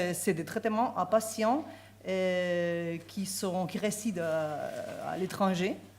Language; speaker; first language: French; non-native, fluent; Spanish